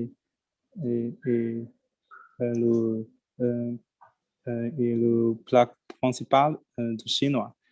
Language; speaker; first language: French; non-native, learner; Chinese